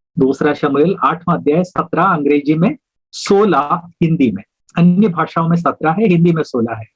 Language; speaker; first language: Hindi; native; Hindi